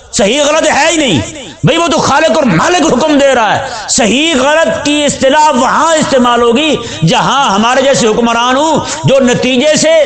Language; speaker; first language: Urdu; non-native, local second language; Punjabi